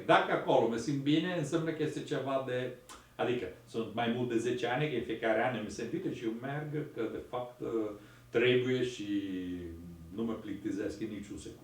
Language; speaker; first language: Romanian; non-native, learner; Italian